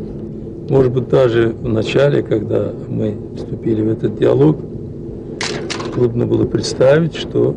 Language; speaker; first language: Russian; non-native, fluent; Azerbaijani